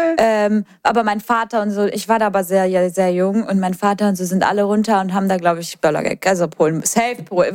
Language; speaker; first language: German; early bilingual, other home language; Polish